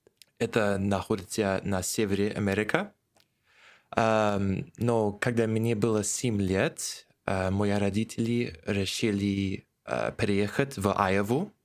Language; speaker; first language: Russian; non-native, learner; English